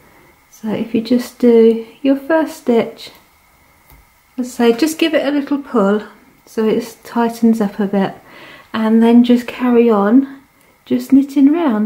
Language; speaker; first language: English; native; English